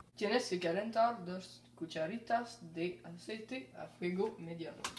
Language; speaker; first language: Spanish; non-native, learner; French